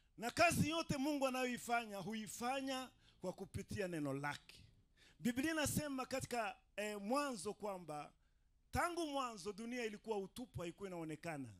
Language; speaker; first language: Swahili; non-native, local second language; Rundi